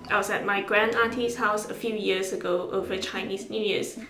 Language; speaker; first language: English; non-native, local second language; Min Nan Chinese